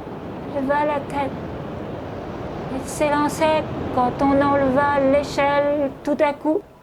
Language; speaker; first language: French; native; French